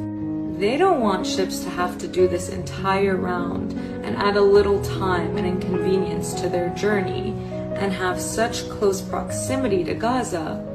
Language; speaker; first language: English; native; English